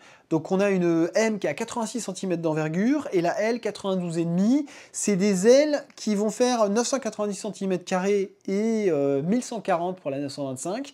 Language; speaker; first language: French; native; French